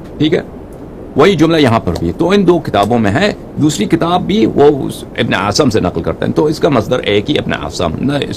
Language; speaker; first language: Urdu; non-native, fluent; Persian